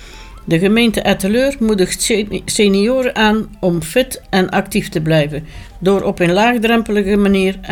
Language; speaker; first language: Dutch; native; Dutch